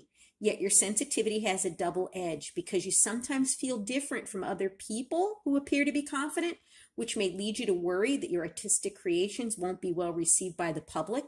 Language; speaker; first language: English; native; English